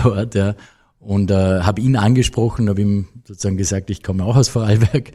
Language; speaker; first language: German; native; German